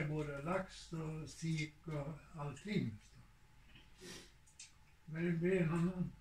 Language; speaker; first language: Swedish; native; Swedish